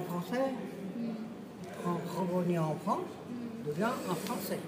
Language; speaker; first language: French; non-native, learner; Chinese